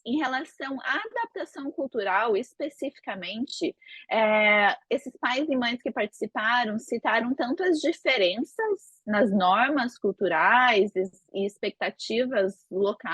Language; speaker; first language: Portuguese; native; Portuguese